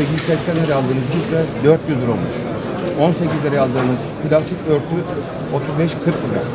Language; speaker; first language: Turkish; native; Turkish